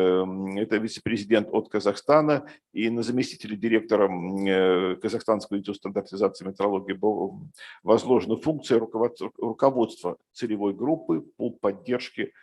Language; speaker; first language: Russian; native; Russian